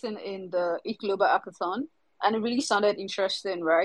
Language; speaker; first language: English; non-native, local second language; Yoruba